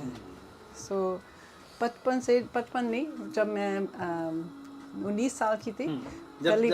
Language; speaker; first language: Hindi; non-native, fluent; English